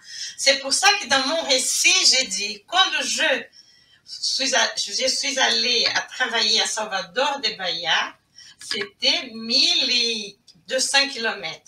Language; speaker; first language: French; non-native, fluent; Portuguese